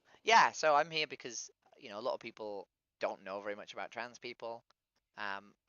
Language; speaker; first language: English; native; English